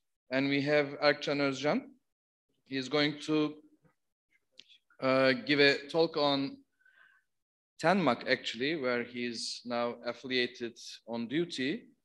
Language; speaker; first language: English; non-native, fluent; Turkish